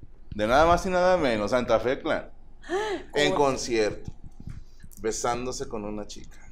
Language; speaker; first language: Spanish; native; Spanish